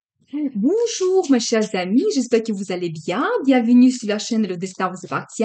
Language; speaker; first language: French; non-native, fluent; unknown